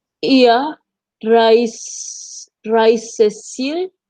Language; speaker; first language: German; non-native, learner; Spanish